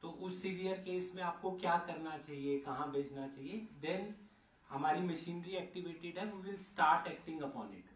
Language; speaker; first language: Hindi; non-native, local second language; Marathi